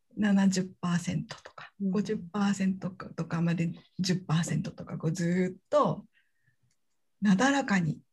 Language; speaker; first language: Japanese; native; Japanese